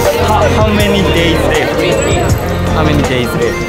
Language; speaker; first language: English; non-native, learner; Japanese